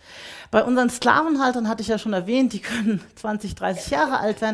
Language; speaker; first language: German; native; German